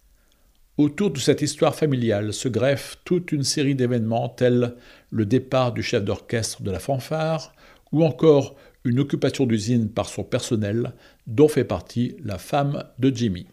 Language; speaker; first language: French; native; French